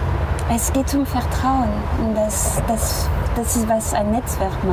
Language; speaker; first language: German; non-native, fluent; French